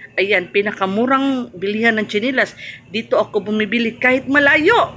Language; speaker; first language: Filipino; non-native, local second language; Cebuano